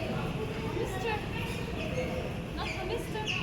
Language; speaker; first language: English; non-native, learner; Arabic